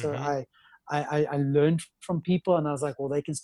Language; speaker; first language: English; native; English